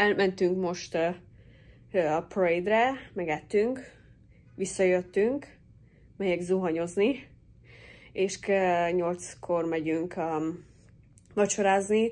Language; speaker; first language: Hungarian; early bilingual, heritage; English